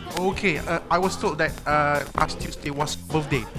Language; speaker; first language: English; non-native, learner; Malay